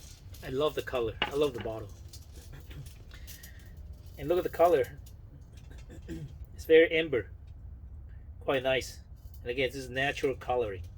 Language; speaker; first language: English; non-native, fluent; Chinese